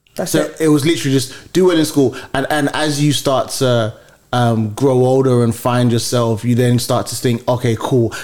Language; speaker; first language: English; early bilingual, other home language; Yoruba